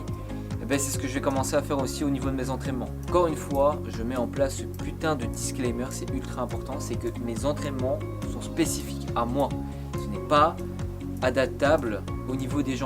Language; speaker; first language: French; native; French